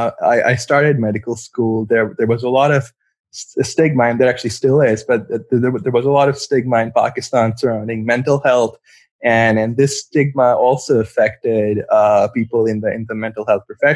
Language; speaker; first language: English; non-native, local second language; Urdu